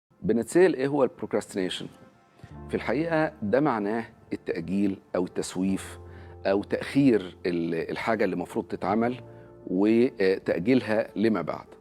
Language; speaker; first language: Arabic; native; Arabic